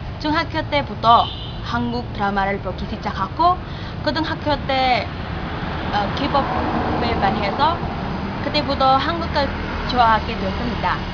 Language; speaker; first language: Korean; non-native, learner; Indonesian